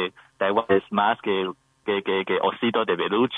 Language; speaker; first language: Spanish; non-native, learner; Chinese